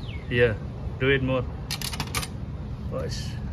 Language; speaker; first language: English; non-native, local second language; Bangla